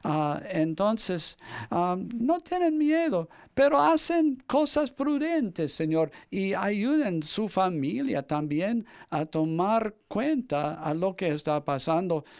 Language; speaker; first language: Spanish; non-native, fluent; English